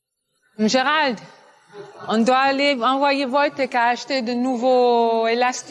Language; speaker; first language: French; non-native, fluent; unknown